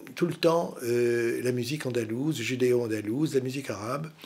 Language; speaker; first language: French; native; French